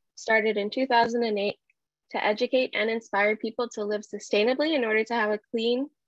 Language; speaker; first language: English; early bilingual, other home language; Spanish